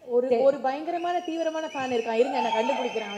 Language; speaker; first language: Tamil; native; Tamil